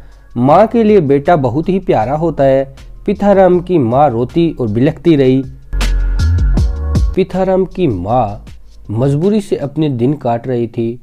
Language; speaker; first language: Hindi; native; Hindi